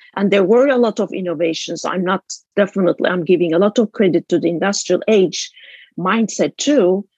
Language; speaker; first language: English; non-native, fluent; Turkish